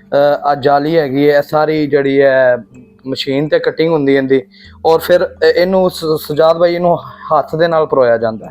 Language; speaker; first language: Urdu; non-native, local second language; Punjabi